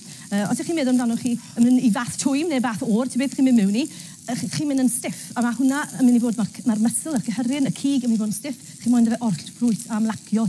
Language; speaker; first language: Welsh; native; Welsh